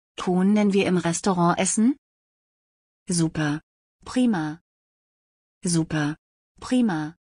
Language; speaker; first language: German; non-native, fluent; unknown